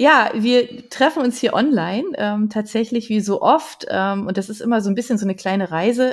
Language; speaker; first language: German; native; German